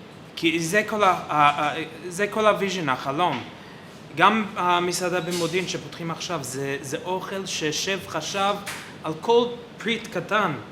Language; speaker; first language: Hebrew; non-native, fluent; English